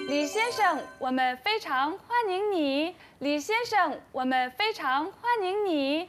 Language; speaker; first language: Chinese; non-native, learner; Korean